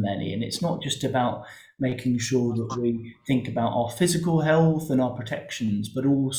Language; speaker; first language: English; native; English